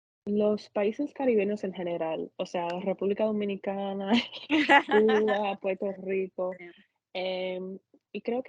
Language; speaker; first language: Spanish; non-native, fluent; English